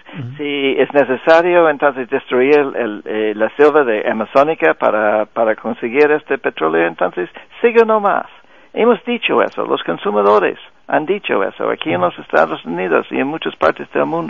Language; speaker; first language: Spanish; non-native, fluent; English